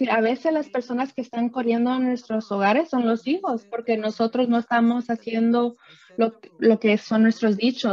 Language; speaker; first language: Spanish; early bilingual, other home language; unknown